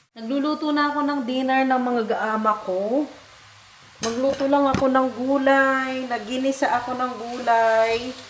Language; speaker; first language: Filipino; non-native, local second language; Pampanga